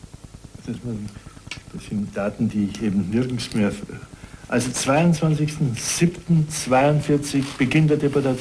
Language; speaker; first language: German; native; German